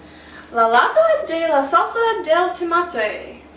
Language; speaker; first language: Spanish; non-native, learner; English